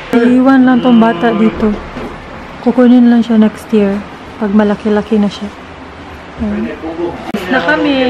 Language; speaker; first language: Filipino; non-native, local second language; Cebuano